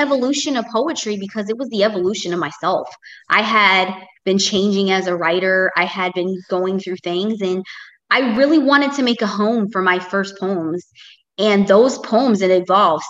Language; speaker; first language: English; native; English